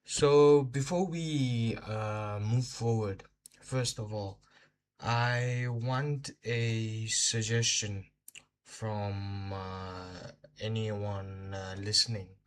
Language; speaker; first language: English; non-native, local second language; Hindi